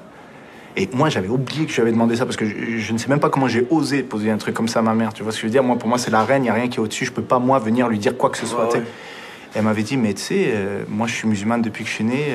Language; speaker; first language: French; early bilingual, other home language; Arabic